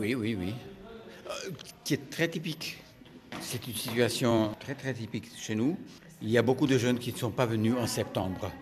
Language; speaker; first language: French; non-native, fluent; Hungarian